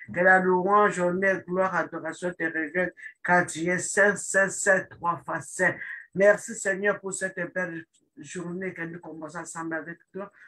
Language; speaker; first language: French; non-native, local second language; Lingala